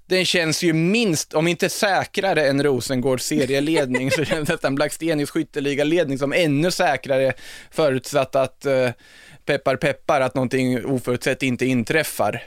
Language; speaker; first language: Swedish; native; Swedish